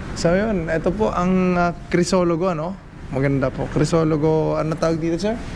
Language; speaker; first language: Filipino; native; Filipino